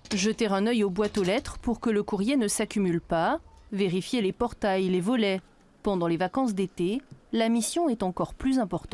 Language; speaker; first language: French; native; French